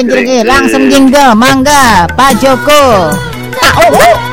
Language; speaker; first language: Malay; non-native, local second language; Sundanese